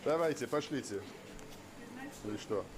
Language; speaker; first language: Russian; non-native, learner; English